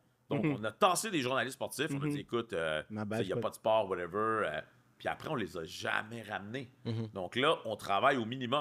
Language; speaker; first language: French; native; French